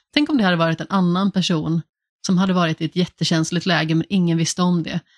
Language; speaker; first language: Swedish; native; Swedish